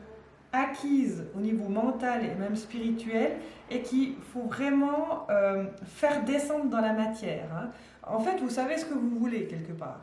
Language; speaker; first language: French; native; French